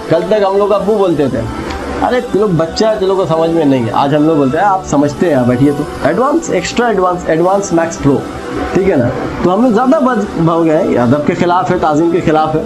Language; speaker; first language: Urdu; native; Urdu